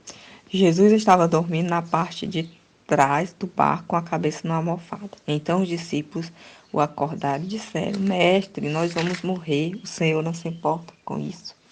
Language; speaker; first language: Portuguese; native; Portuguese